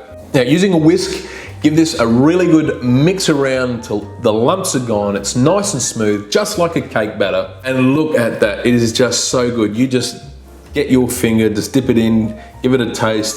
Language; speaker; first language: English; native; English